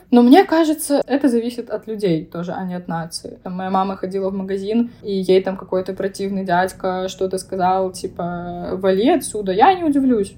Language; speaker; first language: Russian; native; Russian